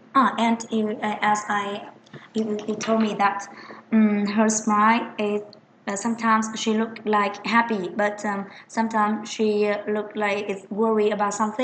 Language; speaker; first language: English; non-native, fluent; Vietnamese